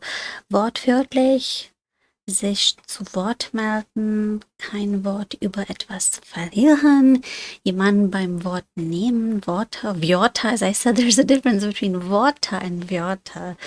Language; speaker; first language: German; non-native, fluent; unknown